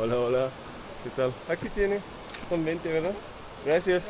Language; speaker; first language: Spanish; non-native, fluent; English